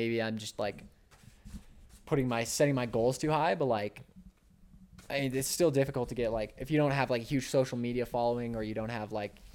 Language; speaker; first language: English; early bilingual, other home language; Spanish